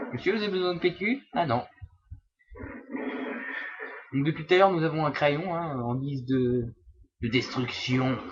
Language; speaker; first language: French; native; French